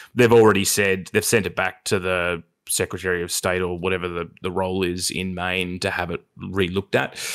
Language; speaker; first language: English; native; English